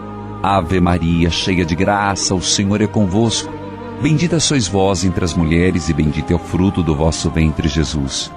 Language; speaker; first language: Portuguese; native; Portuguese